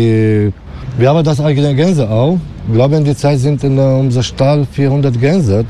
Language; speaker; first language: German; non-native, learner; Romanian